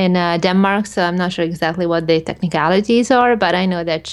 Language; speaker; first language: English; early bilingual, other home language; Hungarian